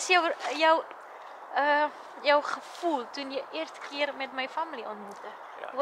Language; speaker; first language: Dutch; non-native, learner; Indonesian